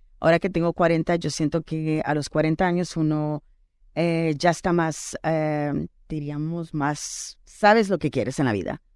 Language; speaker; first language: Spanish; early bilingual, heritage; Spanish